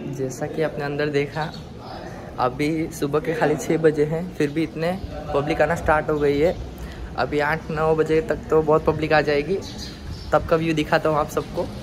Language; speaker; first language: Hindi; non-native, local second language; Gujarati